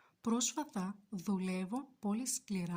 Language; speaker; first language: Greek; non-native, fluent; Turkish